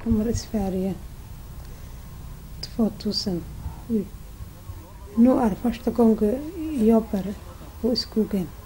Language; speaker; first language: Swedish; non-native, learner; Somali